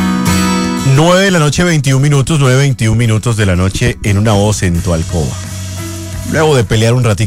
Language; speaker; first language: Spanish; native; Spanish